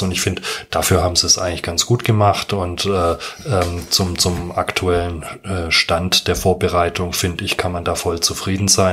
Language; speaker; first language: German; native; German